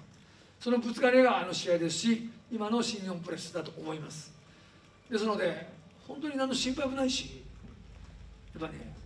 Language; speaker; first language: Japanese; native; Japanese